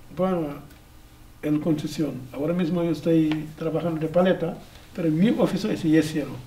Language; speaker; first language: Spanish; non-native, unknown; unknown